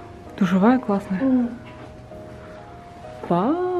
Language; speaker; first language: Russian; non-native, local second language; Kazakh